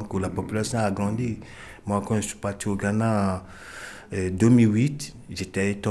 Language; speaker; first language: French; non-native, fluent; Ewe